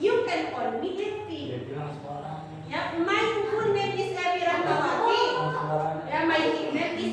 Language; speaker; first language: English; non-native, learner; Indonesian